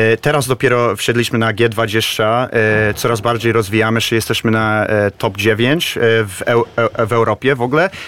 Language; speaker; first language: Polish; early bilingual, heritage; Polish